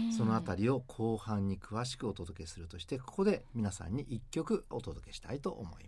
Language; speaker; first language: Japanese; native; Japanese